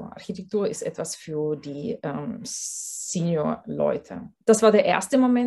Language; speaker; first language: German; non-native, fluent; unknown